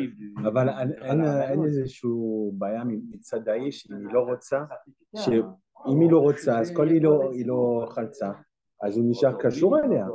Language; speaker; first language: Hebrew; non-native, fluent; French